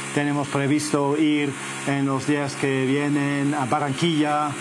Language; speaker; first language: Spanish; non-native, fluent; English